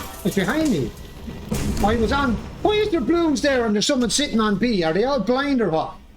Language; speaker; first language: English; native; English